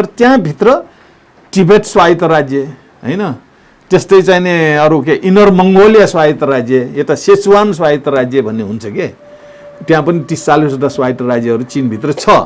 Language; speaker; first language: Nepali; non-native, local second language; Newari